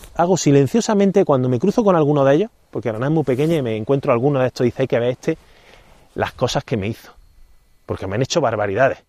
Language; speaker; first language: Spanish; native; Spanish